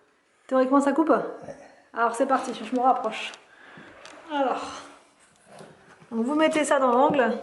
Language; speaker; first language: French; native; French